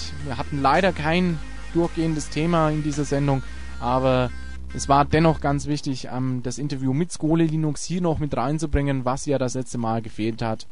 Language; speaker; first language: German; native; German